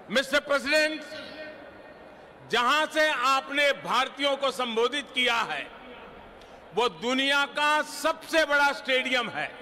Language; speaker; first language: Hindi; non-native, local second language; Gujarati